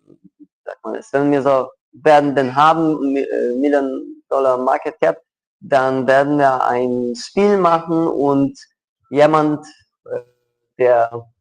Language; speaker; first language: German; non-native, local second language; Ukrainian